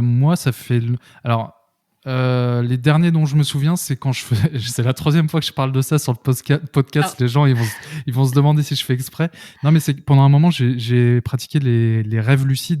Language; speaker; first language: French; native; French